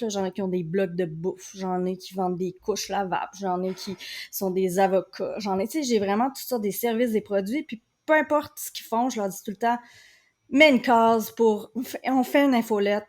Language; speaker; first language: French; native; French